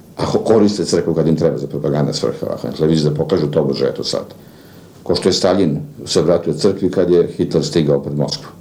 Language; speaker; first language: Serbian; native; Serbian